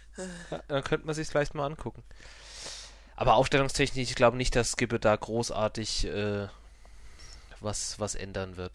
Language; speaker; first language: German; native; German